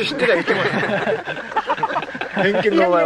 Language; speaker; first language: Japanese; native; Japanese